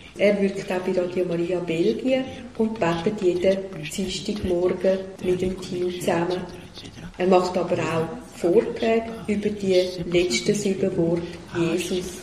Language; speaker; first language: German; native; German